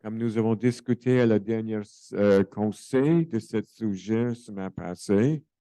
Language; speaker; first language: French; non-native, local second language; English